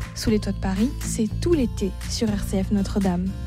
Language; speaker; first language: French; native; French